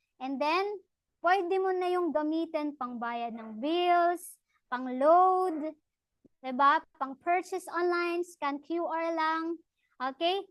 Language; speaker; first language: Filipino; non-native, local second language; Cebuano